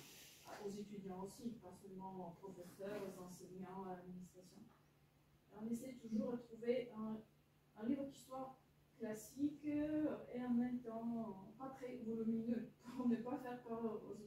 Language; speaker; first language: French; non-native, fluent; Bulgarian